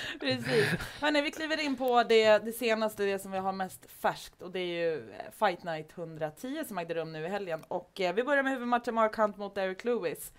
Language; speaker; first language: Swedish; native; Swedish